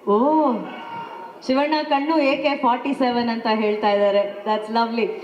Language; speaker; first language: Kannada; native; Kannada